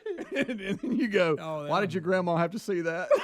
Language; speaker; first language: English; native; English